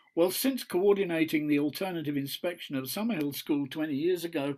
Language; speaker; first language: English; native; English